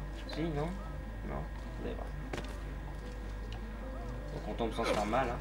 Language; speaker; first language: French; native; French